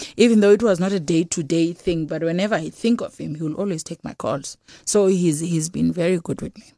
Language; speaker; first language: English; non-native, local second language; Xhosa